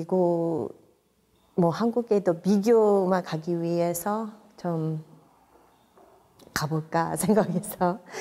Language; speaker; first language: Korean; non-native, fluent; English